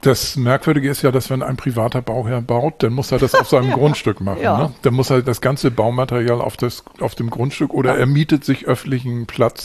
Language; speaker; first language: German; native; German